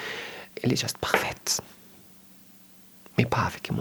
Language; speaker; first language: French; non-native, learner; Arabic